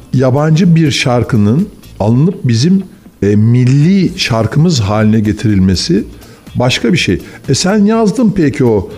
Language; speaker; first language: Turkish; native; Turkish